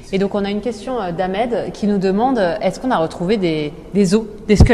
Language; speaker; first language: French; native; French